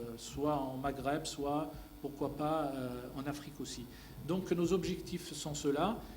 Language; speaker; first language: French; non-native, local second language; Arabic